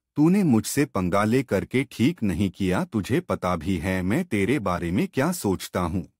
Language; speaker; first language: Hindi; non-native, local second language; Gujarati